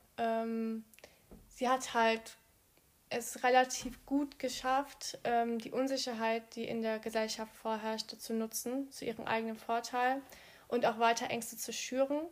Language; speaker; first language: German; early bilingual, other home language; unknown